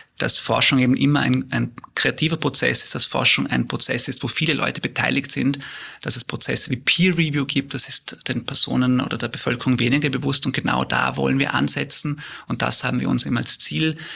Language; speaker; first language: German; native; German